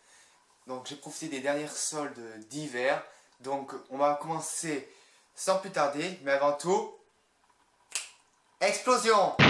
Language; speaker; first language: French; native; French